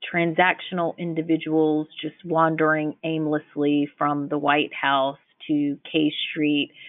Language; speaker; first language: English; native; English